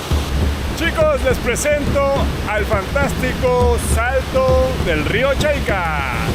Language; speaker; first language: Spanish; native; Spanish